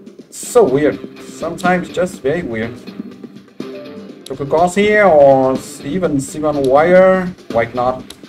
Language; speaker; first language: English; non-native, fluent; French